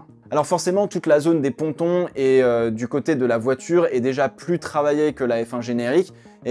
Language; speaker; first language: French; native; French